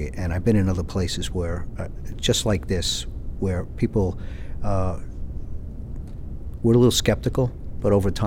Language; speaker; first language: English; native; English